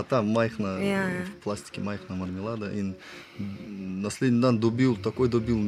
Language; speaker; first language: Slovenian; non-native, learner; Russian